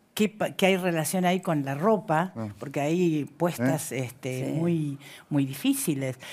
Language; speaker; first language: Spanish; native; Spanish